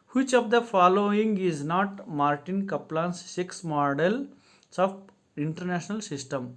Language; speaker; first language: English; non-native, local second language; Kannada